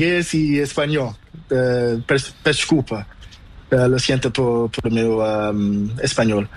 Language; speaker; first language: Spanish; non-native, learner; Portuguese